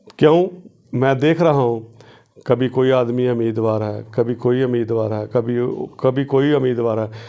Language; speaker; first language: Urdu; non-native, local second language; Punjabi